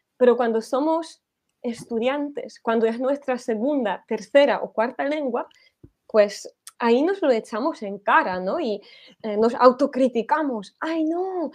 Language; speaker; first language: Spanish; non-native, fluent; Polish